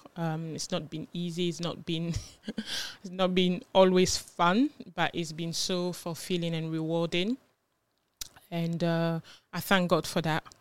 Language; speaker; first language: English; non-native, fluent; French